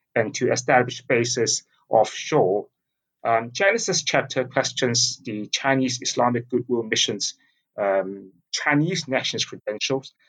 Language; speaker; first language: English; non-native, local second language; Cantonese